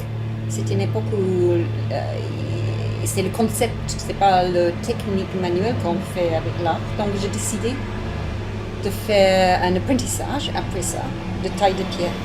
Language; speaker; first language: French; non-native, learner; English